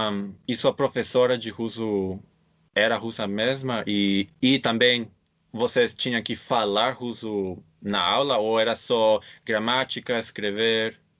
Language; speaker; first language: Portuguese; non-native, fluent; English